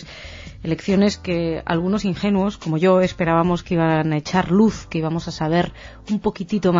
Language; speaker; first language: Spanish; native; Spanish